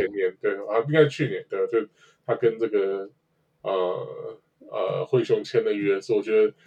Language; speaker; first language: Chinese; native; Chinese